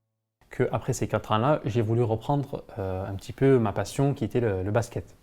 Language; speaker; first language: French; non-native, fluent; Arabic